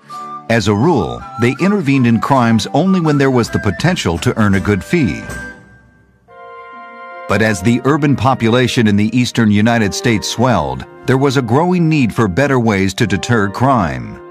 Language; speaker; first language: English; native; English